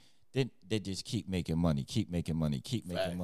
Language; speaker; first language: English; native; English